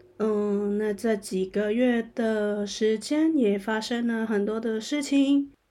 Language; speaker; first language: Chinese; non-native, local second language; Cantonese